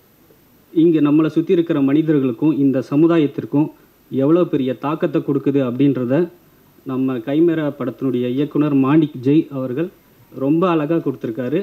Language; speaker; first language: Tamil; native; Tamil